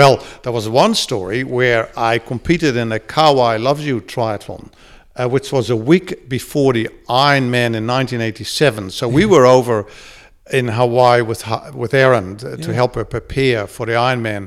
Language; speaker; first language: English; non-native, fluent; Dutch